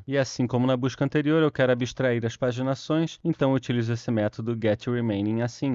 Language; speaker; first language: Portuguese; native; Portuguese